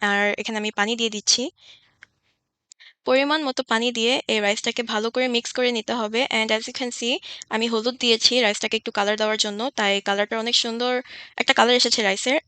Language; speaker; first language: Bangla; early bilingual, heritage; Bangla